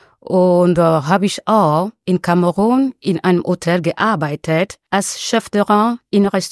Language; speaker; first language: German; non-native, learner; French